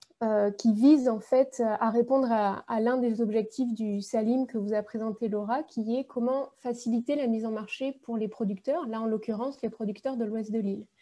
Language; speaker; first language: French; native; French